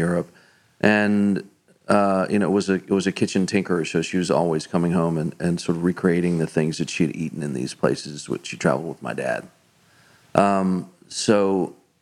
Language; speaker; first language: English; native; English